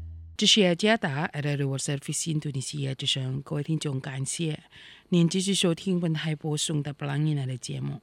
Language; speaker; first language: Chinese; non-native, fluent; Indonesian